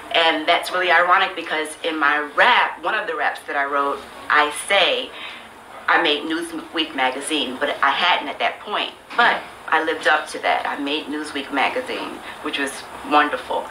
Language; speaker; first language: English; native; English